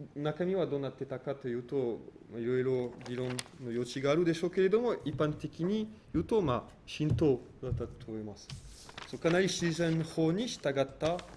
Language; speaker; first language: Japanese; non-native, fluent; French